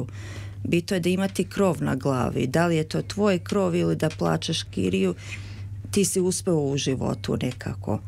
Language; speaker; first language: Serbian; early bilingual, heritage; Serbian